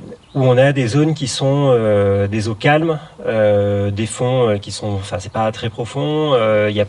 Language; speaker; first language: French; native; French